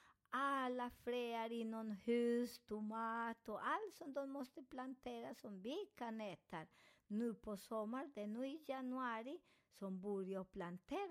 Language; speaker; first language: Swedish; non-native, fluent; Spanish